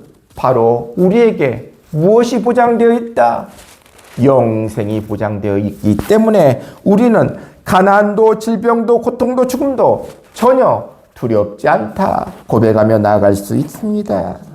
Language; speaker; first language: Korean; native; Korean